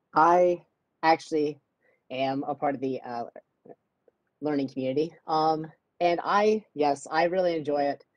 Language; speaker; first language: English; native; English